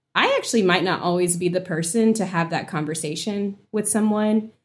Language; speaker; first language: English; native; English